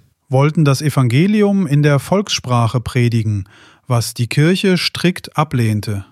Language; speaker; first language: German; native; German